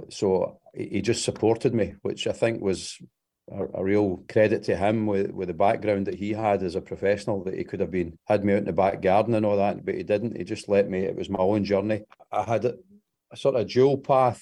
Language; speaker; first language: English; native; English